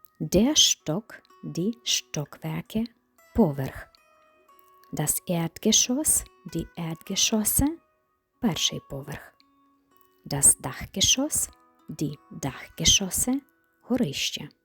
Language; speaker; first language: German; non-native, fluent; Ukrainian